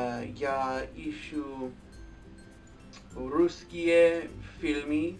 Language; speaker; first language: Russian; non-native, learner; English